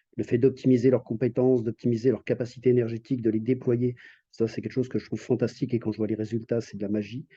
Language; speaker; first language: French; native; French